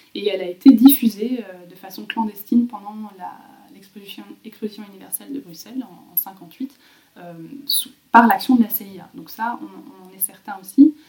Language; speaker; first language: French; native; French